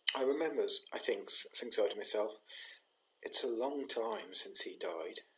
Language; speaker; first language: English; native; English